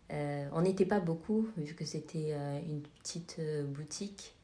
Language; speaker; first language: French; native; French